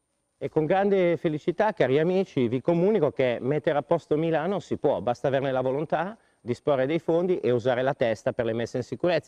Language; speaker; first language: Italian; native; Italian